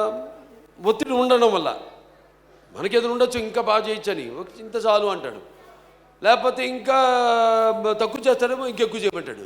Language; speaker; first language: Telugu; native; Telugu